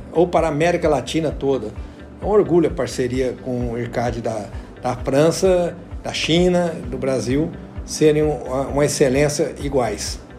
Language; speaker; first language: Portuguese; native; Portuguese